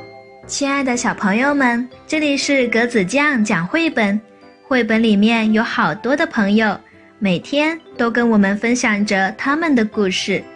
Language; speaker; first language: Chinese; native; Chinese